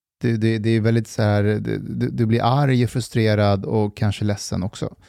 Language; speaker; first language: Swedish; native; Swedish